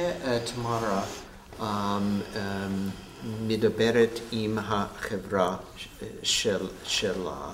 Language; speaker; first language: Hebrew; non-native, learner; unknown